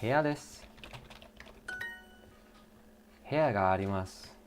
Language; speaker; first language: Japanese; non-native, learner; English